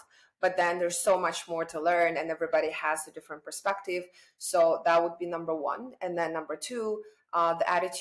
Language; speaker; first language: English; non-native, fluent; Chinese